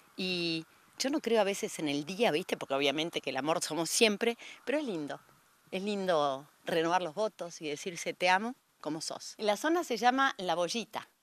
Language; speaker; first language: Spanish; native; Spanish